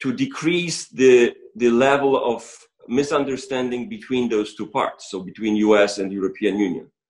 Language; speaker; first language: English; non-native, fluent; Polish